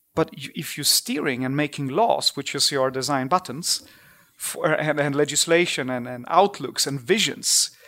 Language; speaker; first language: English; non-native, fluent; Polish